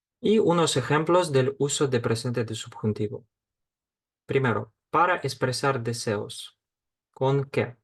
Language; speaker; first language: Spanish; non-native, fluent; Ukrainian